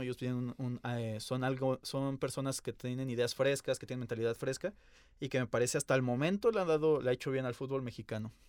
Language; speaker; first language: Spanish; native; Spanish